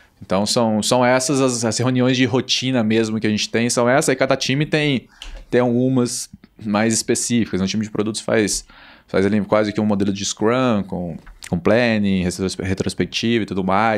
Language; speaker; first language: Portuguese; native; Portuguese